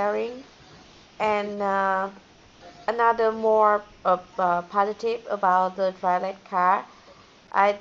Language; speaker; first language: English; non-native, learner; Vietnamese